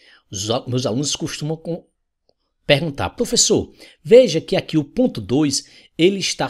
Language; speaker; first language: Portuguese; native; Portuguese